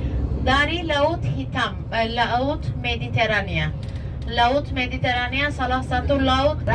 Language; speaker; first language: Indonesian; non-native, fluent; Turkish